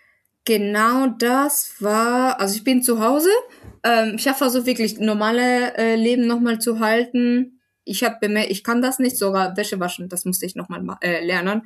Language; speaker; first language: German; non-native, fluent; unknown